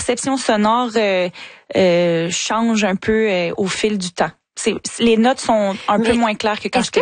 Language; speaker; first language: French; native; French